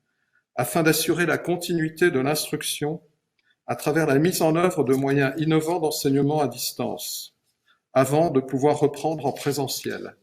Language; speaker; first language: French; native; French